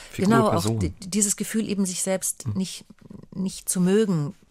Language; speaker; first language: German; native; German